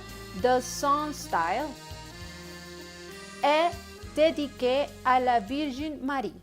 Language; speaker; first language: French; non-native, learner; Spanish